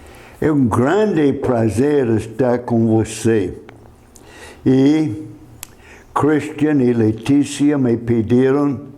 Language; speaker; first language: Portuguese; non-native, fluent; English